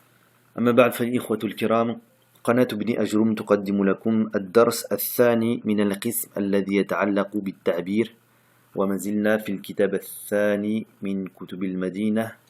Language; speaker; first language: Arabic; non-native, fluent; French